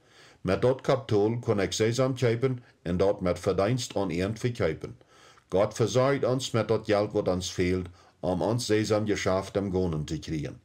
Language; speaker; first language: German; early bilingual, heritage; Plautdietsch